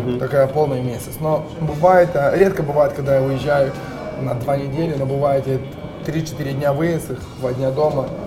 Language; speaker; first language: Russian; non-native, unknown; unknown